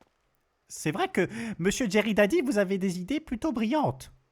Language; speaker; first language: French; native; French